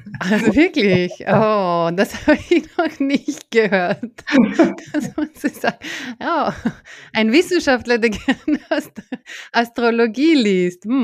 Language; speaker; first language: German; native; German